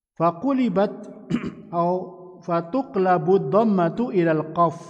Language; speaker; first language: Arabic; non-native, fluent; Indonesian